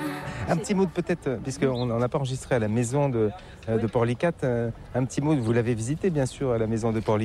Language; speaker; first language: French; native; French